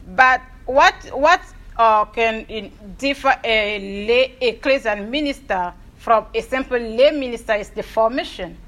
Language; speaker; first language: English; non-native, fluent; Ewe